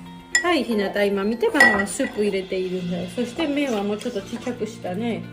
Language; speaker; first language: Japanese; non-native, fluent; Georgian